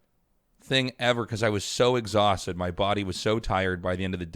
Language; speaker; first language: English; native; English